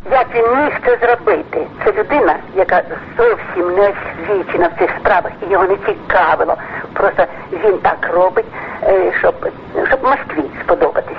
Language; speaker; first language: Ukrainian; native; Ukrainian